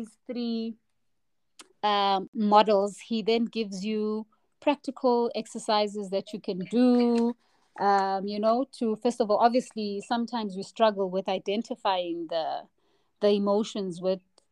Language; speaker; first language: English; non-native, local second language; Xhosa